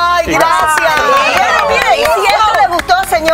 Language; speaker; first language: Spanish; native; Spanish